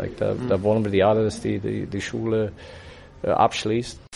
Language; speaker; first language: German; non-native, fluent; English